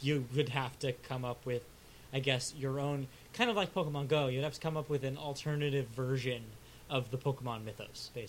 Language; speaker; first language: English; native; English